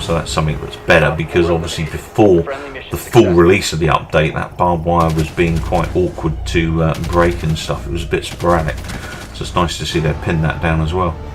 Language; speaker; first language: English; native; English